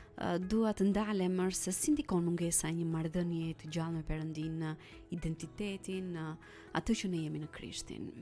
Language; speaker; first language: Albanian; native; Albanian